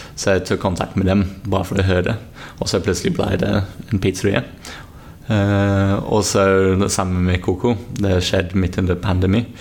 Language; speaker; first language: Norwegian; non-native, fluent; English